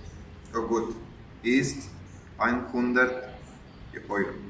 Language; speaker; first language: German; non-native, learner; Spanish